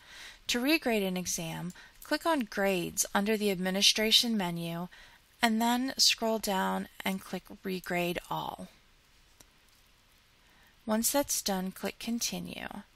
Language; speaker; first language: English; native; English